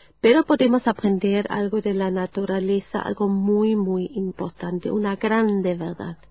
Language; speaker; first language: Spanish; non-native, fluent; German